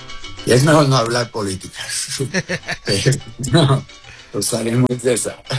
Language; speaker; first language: Spanish; early bilingual, heritage; Spanish